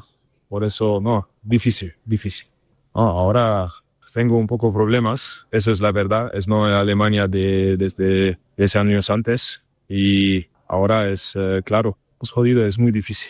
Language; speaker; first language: Spanish; non-native, learner; German